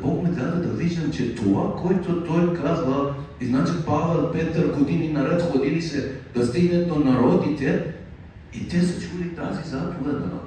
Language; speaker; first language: Bulgarian; non-native, fluent; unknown